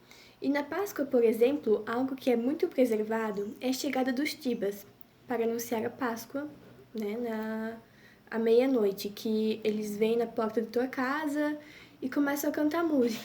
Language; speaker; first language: Portuguese; non-native, local second language; German